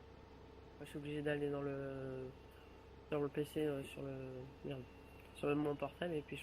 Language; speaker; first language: French; native; French